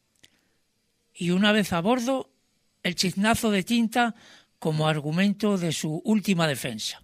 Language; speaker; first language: Spanish; native; Spanish